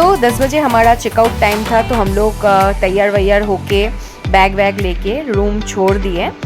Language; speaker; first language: Hindi; non-native, local second language; Bangla